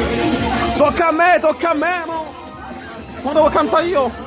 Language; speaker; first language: Italian; native; Italian